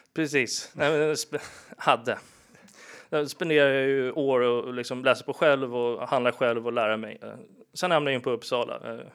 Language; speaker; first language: Swedish; early bilingual, other home language; English